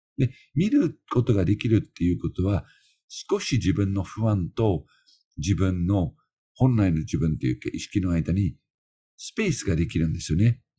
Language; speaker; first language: Japanese; non-native, fluent; English